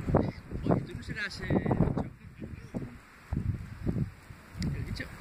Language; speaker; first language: Spanish; native; Spanish